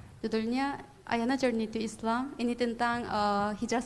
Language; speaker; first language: Indonesian; non-native, fluent; Korean